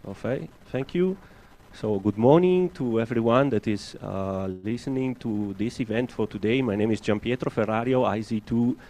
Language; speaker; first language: English; non-native, fluent; Italian